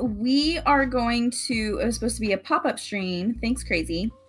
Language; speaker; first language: English; native; English